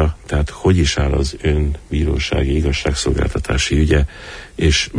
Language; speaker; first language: Hungarian; native; Hungarian